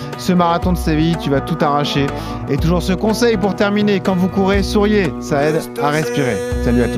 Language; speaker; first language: French; native; French